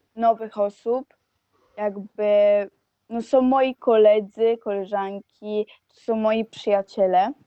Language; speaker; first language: Polish; non-native, fluent; Italian